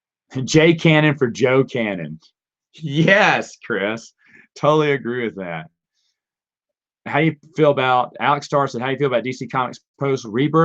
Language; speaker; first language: English; native; English